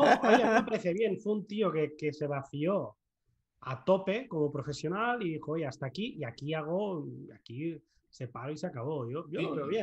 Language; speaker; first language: Spanish; native; Spanish